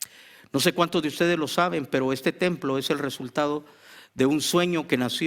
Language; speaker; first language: Spanish; native; Spanish